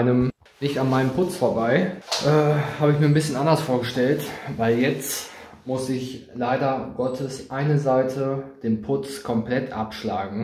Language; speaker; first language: German; native; German